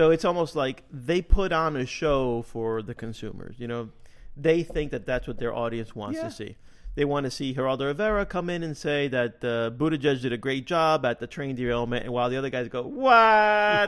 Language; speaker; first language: English; native; English